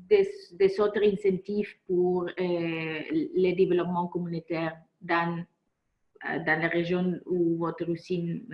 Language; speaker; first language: French; non-native, fluent; Spanish